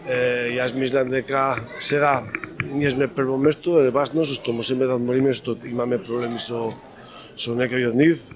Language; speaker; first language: Macedonian; non-native, fluent; Spanish